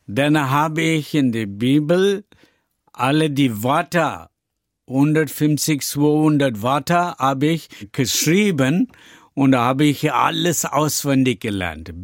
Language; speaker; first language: German; non-native, learner; Tamil